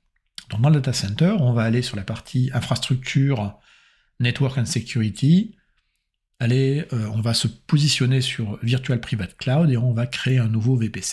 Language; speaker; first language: French; native; French